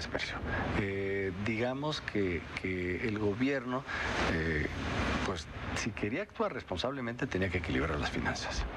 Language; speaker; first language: Spanish; native; Spanish